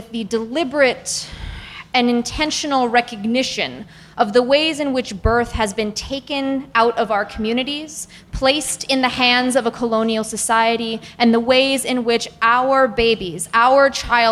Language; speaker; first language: English; native; English